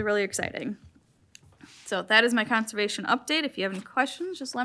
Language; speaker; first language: English; native; English